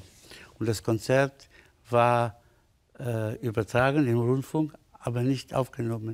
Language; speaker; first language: German; non-native, fluent; Spanish